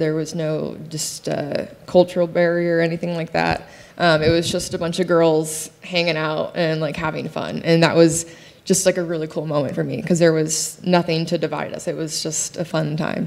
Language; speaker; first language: English; native; English